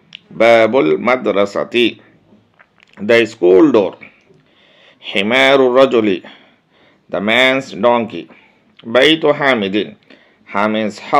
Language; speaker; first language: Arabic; non-native, fluent; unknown